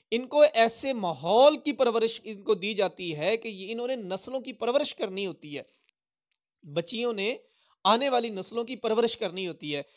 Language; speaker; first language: Urdu; non-native, local second language; Punjabi